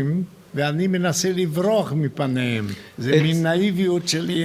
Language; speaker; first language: Hebrew; non-native, fluent; Hungarian